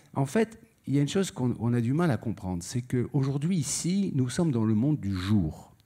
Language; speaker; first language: French; native; French